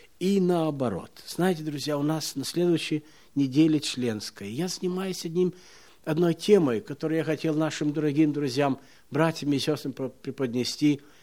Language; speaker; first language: Russian; non-native, local second language; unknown